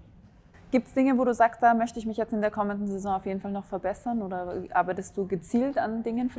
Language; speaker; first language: German; native; German